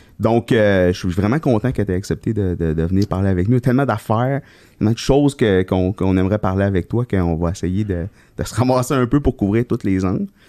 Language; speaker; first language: French; native; French